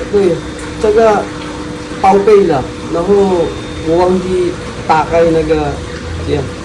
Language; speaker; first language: Chinese; non-native, learner; Filipino